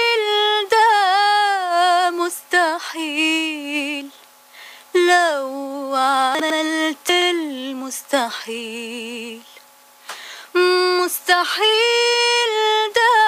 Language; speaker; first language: Arabic; native; Arabic